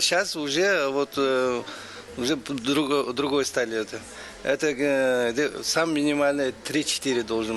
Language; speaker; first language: Russian; non-native, learner; Kyrgyz